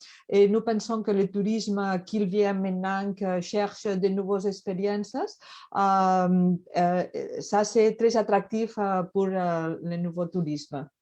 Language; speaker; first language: French; non-native, learner; Catalan